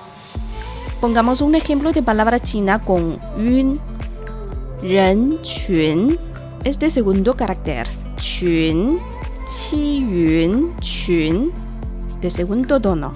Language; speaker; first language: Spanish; non-native, fluent; Chinese